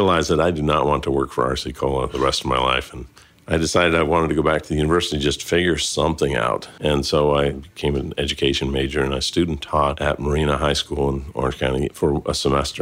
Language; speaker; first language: English; native; English